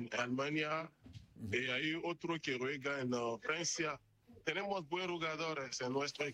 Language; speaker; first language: Spanish; non-native, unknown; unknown